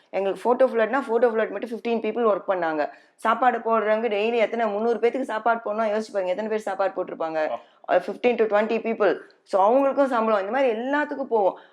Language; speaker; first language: Tamil; non-native, fluent; English